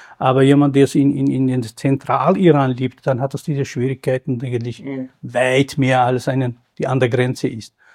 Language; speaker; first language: German; non-native, fluent; Kurdish